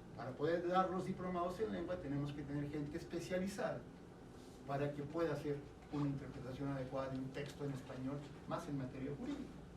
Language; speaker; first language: Spanish; native; Spanish